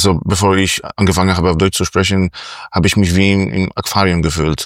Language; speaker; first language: German; non-native, fluent; Polish